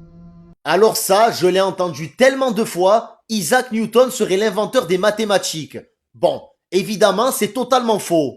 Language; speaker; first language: French; native; French